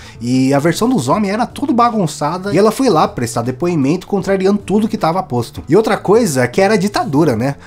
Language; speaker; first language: Portuguese; native; Portuguese